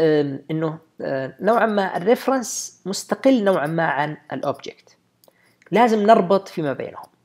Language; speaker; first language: Arabic; native; Arabic